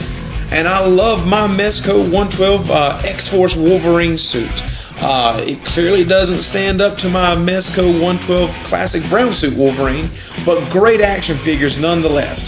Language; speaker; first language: English; native; English